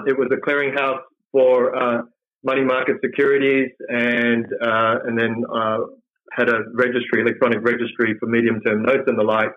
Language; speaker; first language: English; native; English